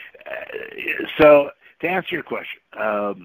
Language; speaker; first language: English; native; English